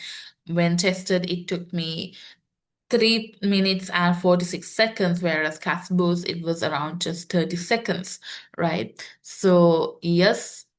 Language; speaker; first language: English; non-native, local second language; Sinhala